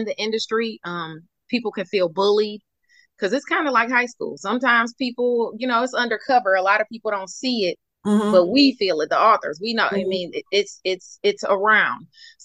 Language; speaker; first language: English; native; English